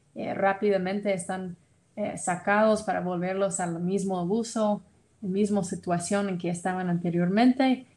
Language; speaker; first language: Spanish; non-native, fluent; English